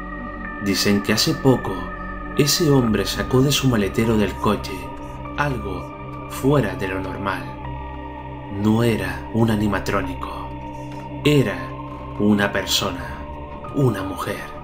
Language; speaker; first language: Spanish; native; Spanish